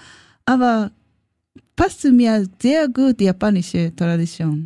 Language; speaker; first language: German; non-native, learner; Japanese